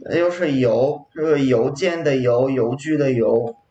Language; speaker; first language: Chinese; non-native, learner; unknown